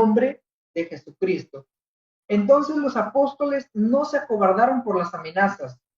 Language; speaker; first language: Spanish; native; Spanish